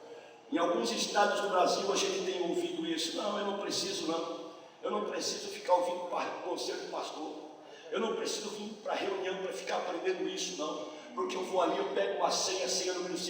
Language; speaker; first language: Portuguese; native; Portuguese